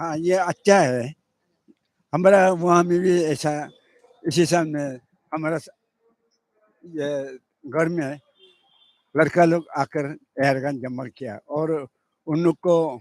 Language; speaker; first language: Hindi; non-native, local second language; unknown